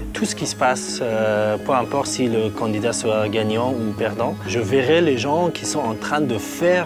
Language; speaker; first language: French; non-native, fluent; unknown